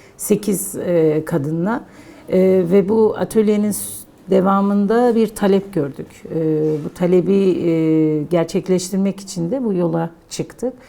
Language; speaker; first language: Turkish; non-native, local second language; Kurdish